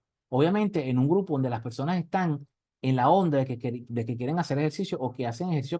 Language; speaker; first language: Spanish; native; Spanish